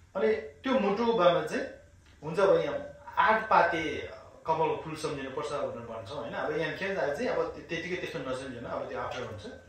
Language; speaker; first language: Nepali; non-native, local second language; Sherpa